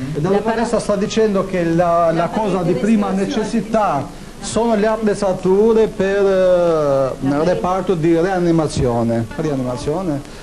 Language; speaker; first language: Italian; non-native, fluent; Albanian